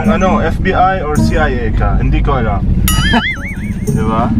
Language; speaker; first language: Filipino; non-native, learner; Arabic